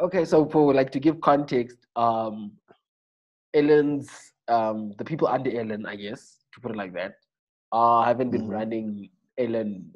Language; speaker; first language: English; non-native, local second language; Xhosa